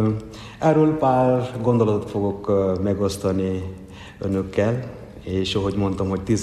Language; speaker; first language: Hungarian; non-native, fluent; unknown